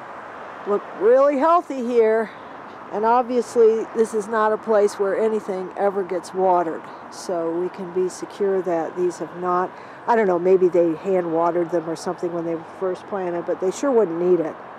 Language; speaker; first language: English; native; English